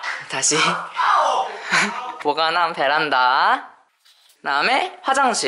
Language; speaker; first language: Korean; native; Korean